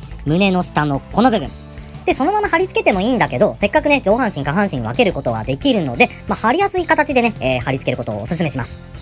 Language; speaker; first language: Japanese; native; Japanese